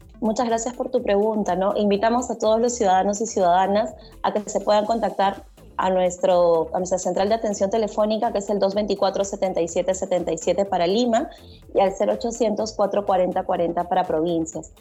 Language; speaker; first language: Spanish; native; Spanish